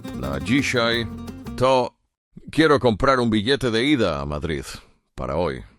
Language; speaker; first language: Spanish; non-native, fluent; Polish